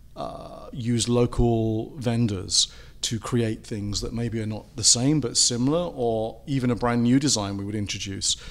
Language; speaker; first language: English; native; English